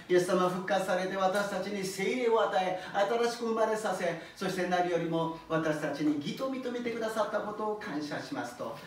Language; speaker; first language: Japanese; non-native, fluent; Korean